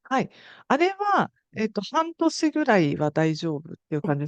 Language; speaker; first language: Japanese; native; Japanese